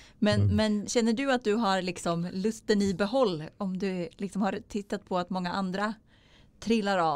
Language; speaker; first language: Swedish; native; Swedish